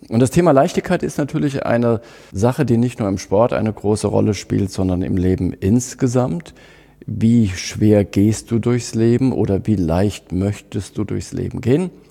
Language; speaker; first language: German; native; German